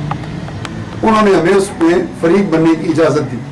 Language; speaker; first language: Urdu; non-native, local second language; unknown